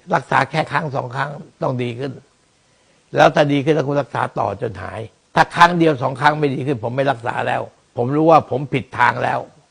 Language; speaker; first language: Thai; early bilingual, other home language; Min Nan Chinese